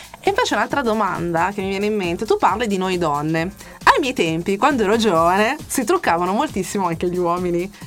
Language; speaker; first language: Italian; native; Italian